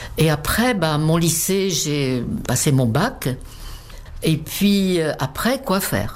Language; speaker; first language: French; non-native, fluent; Czech